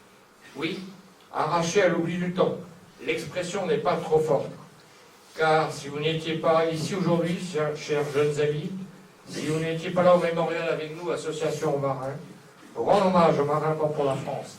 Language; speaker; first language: French; native; French